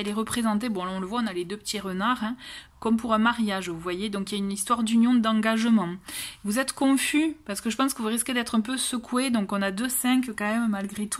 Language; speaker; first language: French; native; French